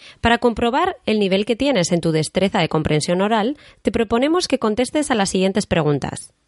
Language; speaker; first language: Spanish; native; Spanish